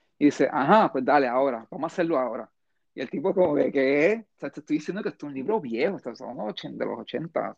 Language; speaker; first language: Spanish; early bilingual, heritage; Spanish